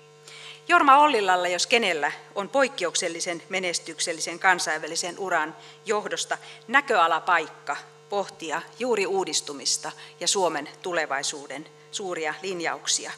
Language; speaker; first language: Finnish; native; Finnish